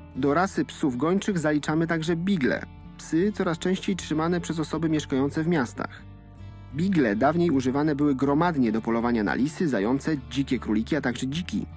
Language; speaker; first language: Polish; native; Polish